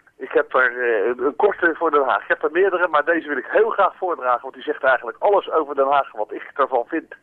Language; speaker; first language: Dutch; native; Dutch